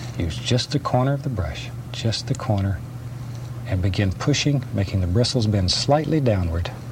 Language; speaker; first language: English; native; English